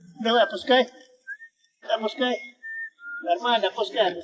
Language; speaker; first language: Russian; native; Russian